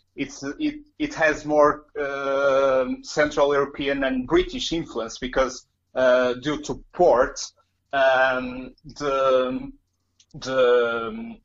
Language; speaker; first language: English; non-native, fluent; Portuguese